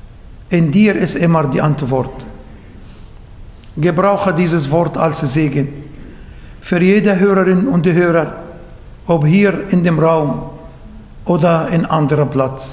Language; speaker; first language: German; non-native, fluent; Arabic